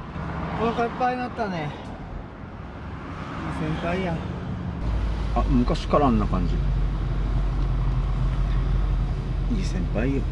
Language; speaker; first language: Japanese; native; Japanese